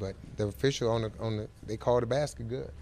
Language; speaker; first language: English; native; English